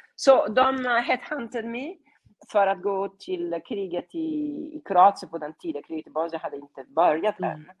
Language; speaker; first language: Swedish; non-native, fluent; Italian